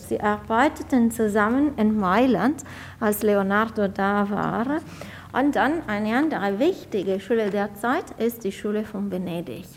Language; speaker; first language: German; non-native, fluent; Italian